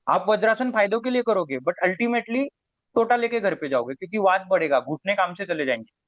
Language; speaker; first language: Hindi; non-native, local second language; Marathi